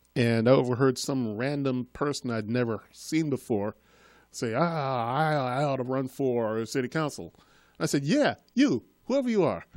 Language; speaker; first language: English; native; English